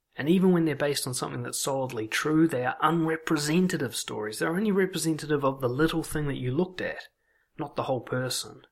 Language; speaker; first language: English; native; English